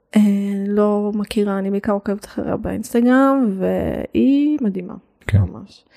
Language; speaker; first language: Hebrew; native; Hebrew